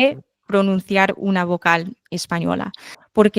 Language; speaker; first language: Spanish; non-native, fluent; English